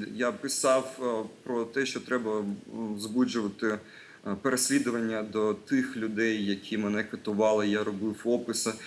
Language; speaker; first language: Ukrainian; non-native, local second language; Russian